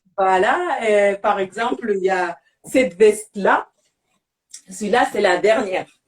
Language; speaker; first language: French; non-native, local second language; Bambara